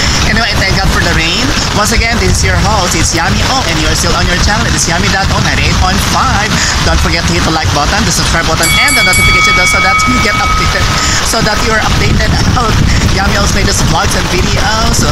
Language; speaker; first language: English; non-native, local second language; Filipino